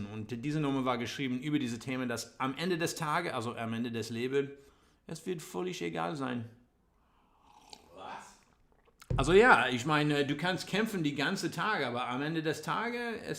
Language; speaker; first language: German; non-native, learner; English